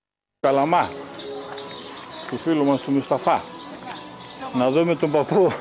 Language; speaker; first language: Greek; native; Greek